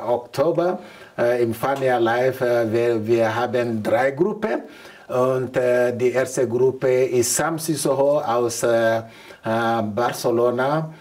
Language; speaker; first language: German; non-native, learner; Mandingo